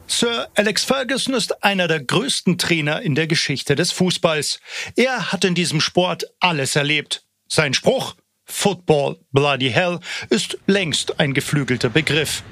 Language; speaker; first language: German; native; German